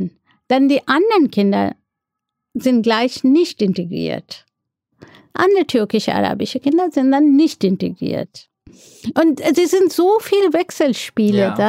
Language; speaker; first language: German; non-native, fluent; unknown